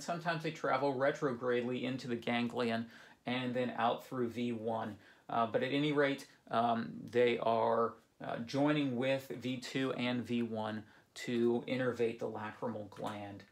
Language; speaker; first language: English; native; English